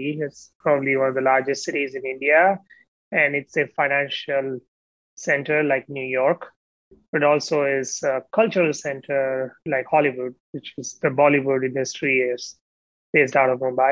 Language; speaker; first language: English; non-native, local second language; Gujarati